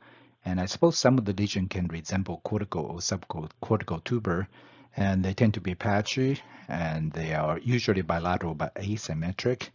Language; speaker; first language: English; non-native, fluent; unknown